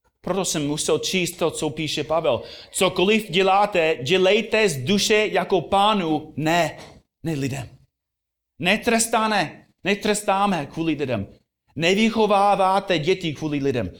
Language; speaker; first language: Czech; non-native, fluent; English